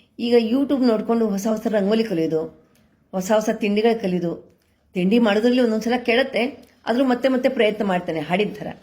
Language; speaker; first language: Kannada; non-native, local second language; Marathi